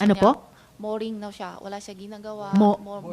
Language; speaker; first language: Filipino; non-native, fluent; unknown